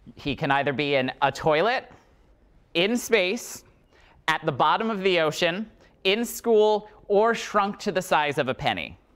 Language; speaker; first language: English; native; English